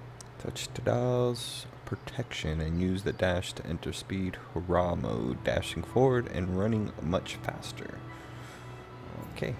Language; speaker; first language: English; native; English